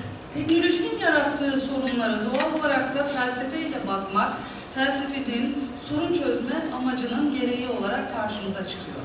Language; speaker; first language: Turkish; native; Turkish